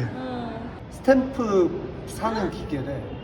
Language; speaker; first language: Korean; native; Korean